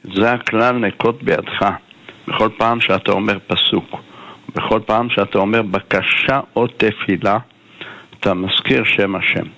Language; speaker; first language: Hebrew; native; Hebrew